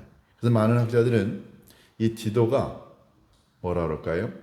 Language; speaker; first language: Korean; native; Korean